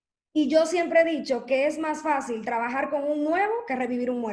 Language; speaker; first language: Spanish; native; Spanish